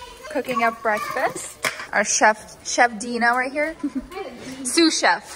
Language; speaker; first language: English; early bilingual, other home language; Russian